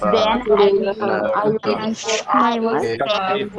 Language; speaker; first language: English; non-native, learner; Bangla